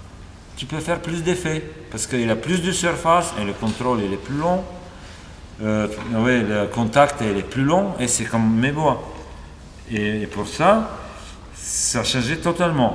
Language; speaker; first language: French; non-native, fluent; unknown